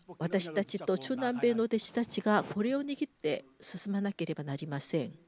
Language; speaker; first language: Japanese; non-native, fluent; Korean